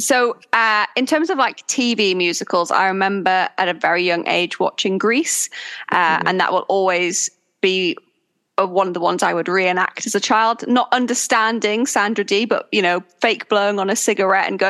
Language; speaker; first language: English; native; English